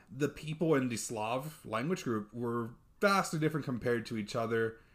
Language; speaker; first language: English; native; English